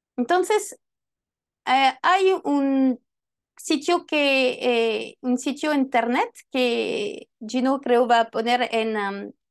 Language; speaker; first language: Spanish; non-native, fluent; French